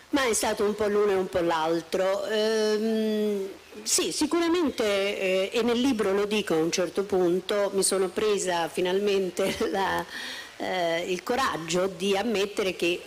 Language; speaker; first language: Italian; native; Italian